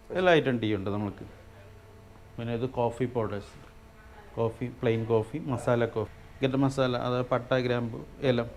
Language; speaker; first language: Malayalam; native; Malayalam